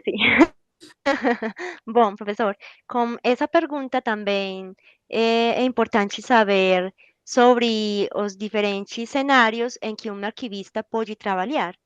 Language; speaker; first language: Portuguese; non-native, learner; Spanish